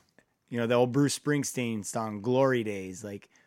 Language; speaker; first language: English; native; English